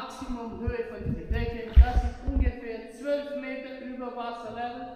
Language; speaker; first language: German; non-native, learner; French